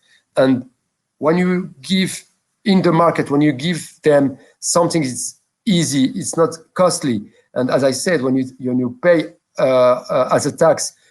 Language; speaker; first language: English; non-native, local second language; French